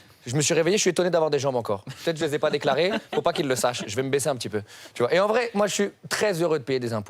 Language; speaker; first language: French; native; French